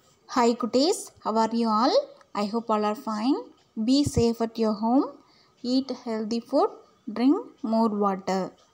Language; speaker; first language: English; non-native, local second language; Tamil